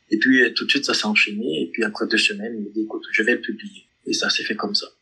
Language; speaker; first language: French; non-native, local second language; Haitian Creole